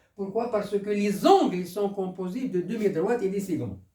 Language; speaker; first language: French; non-native, local second language; Arabic